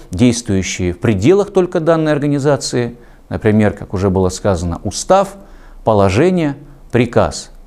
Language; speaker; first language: Russian; native; Russian